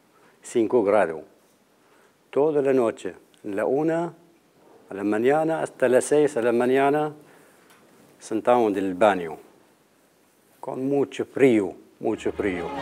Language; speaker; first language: Spanish; non-native, learner; Arabic